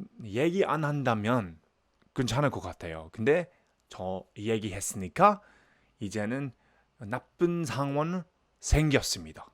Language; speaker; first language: Korean; non-native, learner; English